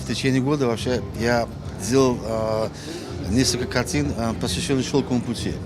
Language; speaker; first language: Russian; non-native, local second language; Kazakh